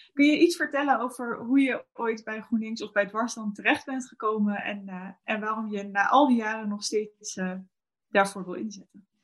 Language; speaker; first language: Dutch; native; Dutch